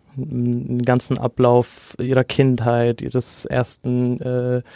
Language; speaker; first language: German; early bilingual, other home language; Arabic